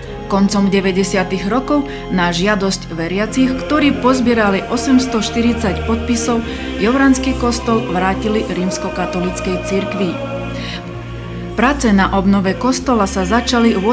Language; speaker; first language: Slovak; native; Slovak